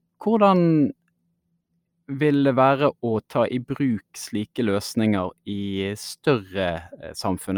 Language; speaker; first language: Norwegian; native; Norwegian